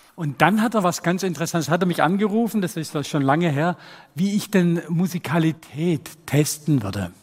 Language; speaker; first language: German; native; German